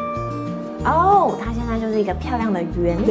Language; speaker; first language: Chinese; native; Chinese